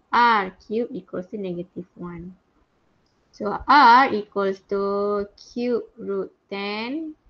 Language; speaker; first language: English; non-native, local second language; Malay